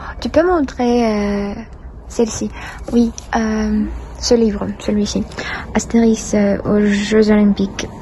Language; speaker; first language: French; non-native, fluent; Russian